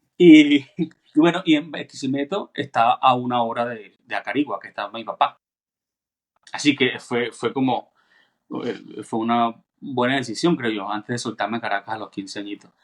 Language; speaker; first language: Spanish; native; Spanish